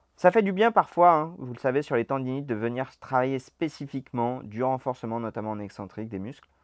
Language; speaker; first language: French; native; French